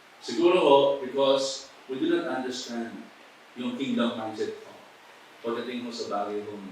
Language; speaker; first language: Filipino; native; Filipino